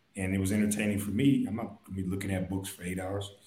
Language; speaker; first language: English; native; English